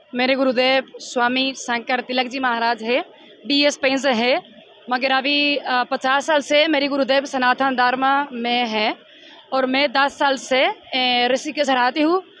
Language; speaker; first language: Hindi; non-native, learner; Spanish